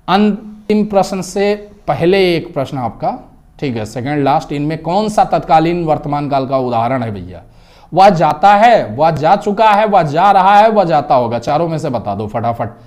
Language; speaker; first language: Hindi; native; Hindi